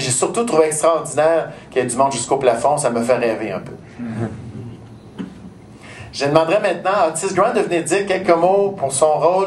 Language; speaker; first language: French; native; French